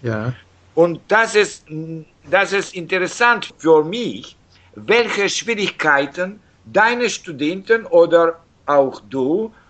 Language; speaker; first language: German; non-native, learner; Russian